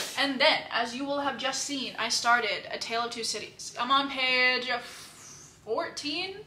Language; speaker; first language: English; native; English